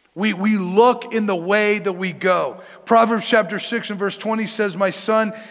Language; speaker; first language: English; native; English